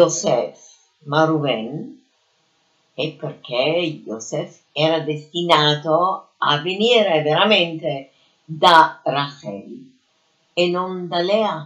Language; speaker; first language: Italian; non-native, fluent; English